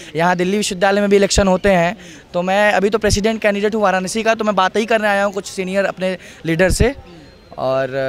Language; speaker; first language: Hindi; native; Hindi